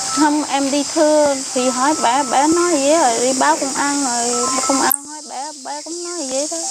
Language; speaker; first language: Vietnamese; non-native, local second language; Khmer